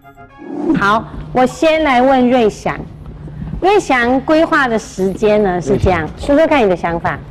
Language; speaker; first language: Chinese; native; Chinese